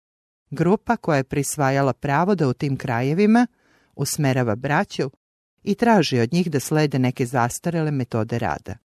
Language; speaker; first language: Serbian; native; Serbian